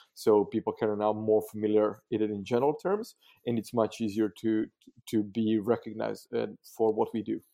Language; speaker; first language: English; non-native, fluent; Croatian